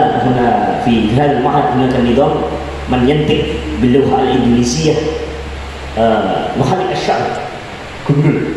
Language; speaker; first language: Arabic; non-native, learner; Indonesian